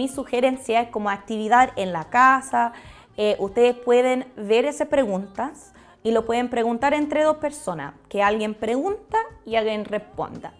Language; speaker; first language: Spanish; non-native, fluent; English